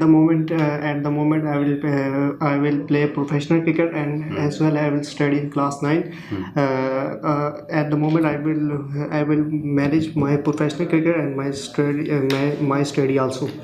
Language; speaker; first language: English; non-native, learner; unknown